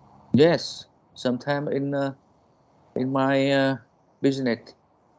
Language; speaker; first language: English; non-native, learner; Vietnamese